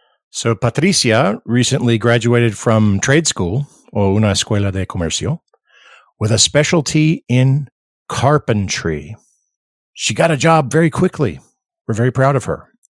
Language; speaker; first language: English; early bilingual, other home language; Spanish